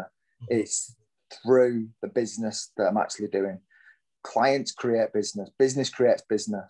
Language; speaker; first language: English; native; English